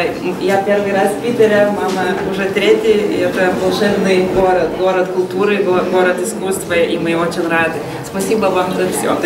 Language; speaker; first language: Russian; non-native, learner; Lithuanian